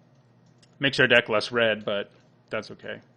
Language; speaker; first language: English; native; English